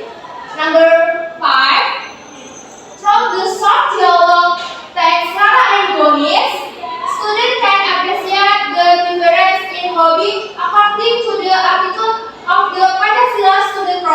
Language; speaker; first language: English; non-native, learner; Indonesian